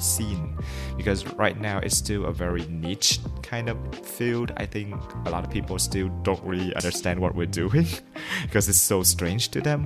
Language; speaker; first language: English; non-native, fluent; Vietnamese